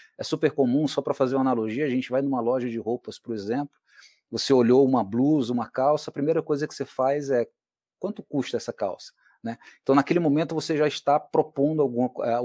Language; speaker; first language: Portuguese; native; Portuguese